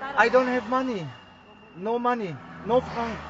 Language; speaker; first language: English; non-native, learner; German